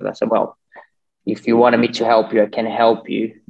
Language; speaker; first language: English; non-native, fluent; Portuguese